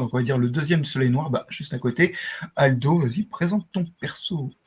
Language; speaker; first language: French; native; French